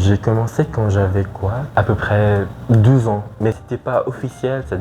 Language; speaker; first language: French; non-native, learner; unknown